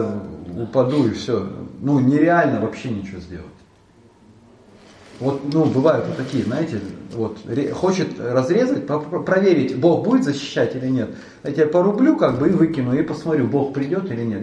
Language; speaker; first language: Russian; native; Russian